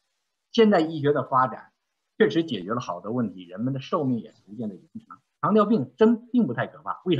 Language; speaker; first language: Chinese; native; Chinese